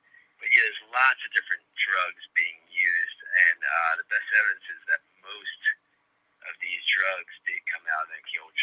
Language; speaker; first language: English; native; English